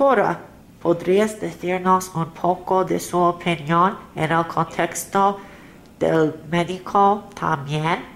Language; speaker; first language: Spanish; non-native, learner; English